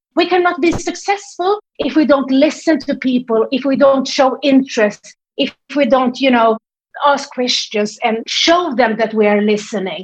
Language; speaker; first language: English; non-native, fluent; Swedish